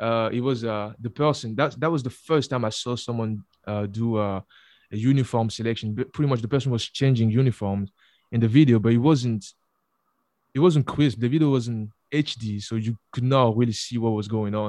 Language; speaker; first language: English; non-native, fluent; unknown